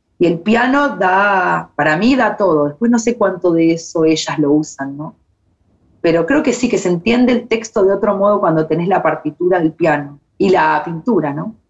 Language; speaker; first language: Spanish; native; Spanish